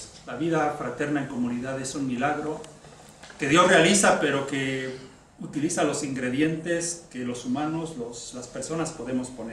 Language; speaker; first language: Spanish; native; Spanish